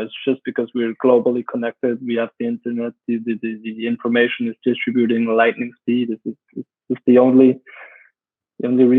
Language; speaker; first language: English; non-native, fluent; German